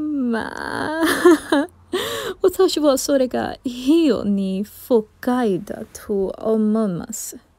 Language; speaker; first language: Japanese; non-native, learner; English